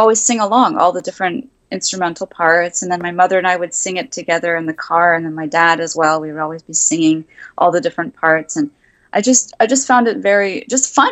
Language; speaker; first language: English; native; English